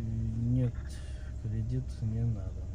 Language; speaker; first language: Russian; non-native, local second language; Uzbek